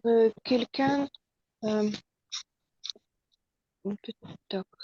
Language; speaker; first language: French; non-native, learner; Russian